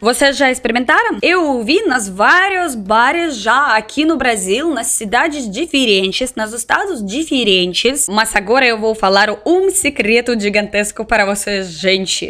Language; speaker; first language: Portuguese; non-native, fluent; Russian